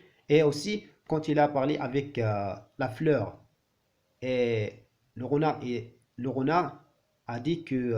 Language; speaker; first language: French; non-native, learner; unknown